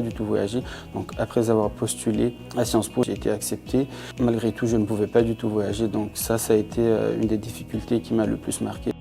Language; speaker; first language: French; non-native, local second language; Fula